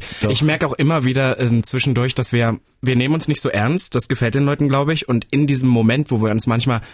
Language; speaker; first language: German; native; German